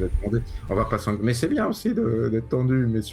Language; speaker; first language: French; native; French